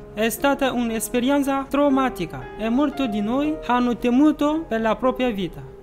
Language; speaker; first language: Italian; non-native, fluent; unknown